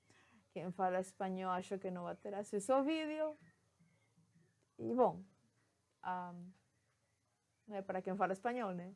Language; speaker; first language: Portuguese; non-native, fluent; Spanish